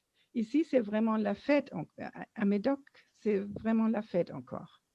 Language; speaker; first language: French; non-native, fluent; German